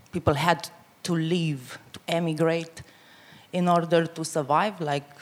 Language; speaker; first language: English; non-native, fluent; Romanian